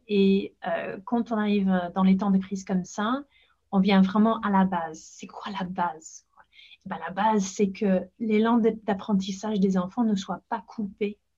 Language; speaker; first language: French; non-native, fluent; English